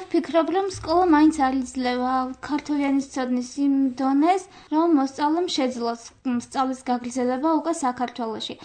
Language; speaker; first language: Georgian; non-native, local second language; Armenian